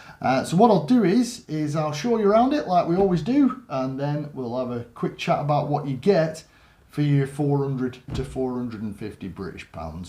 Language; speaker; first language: English; native; English